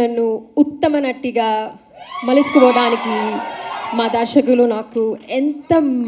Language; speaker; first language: Telugu; non-native, learner; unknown